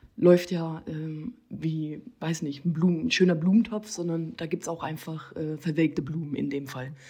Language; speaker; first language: German; early bilingual, other home language; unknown